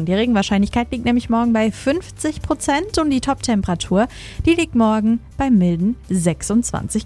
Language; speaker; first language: German; native; German